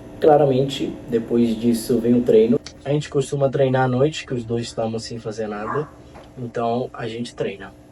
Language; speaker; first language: Portuguese; non-native, fluent; Spanish